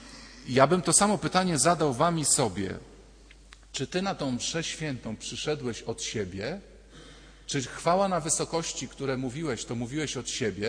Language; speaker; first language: Polish; native; Polish